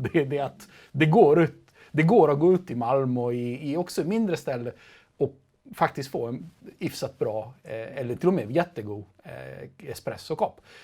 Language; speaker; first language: Swedish; non-native, fluent; Italian